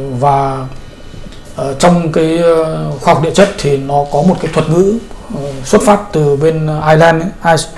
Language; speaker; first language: Vietnamese; native; Vietnamese